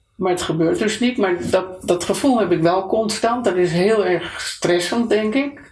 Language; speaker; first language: Dutch; native; Dutch